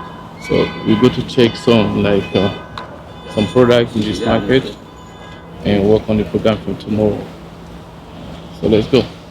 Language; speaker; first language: English; non-native, fluent; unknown